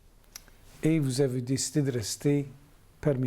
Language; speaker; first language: French; native; French